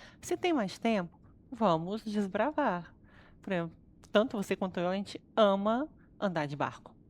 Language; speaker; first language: Portuguese; early bilingual, other home language; Russian